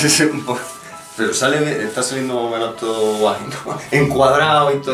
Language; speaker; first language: Spanish; native; Spanish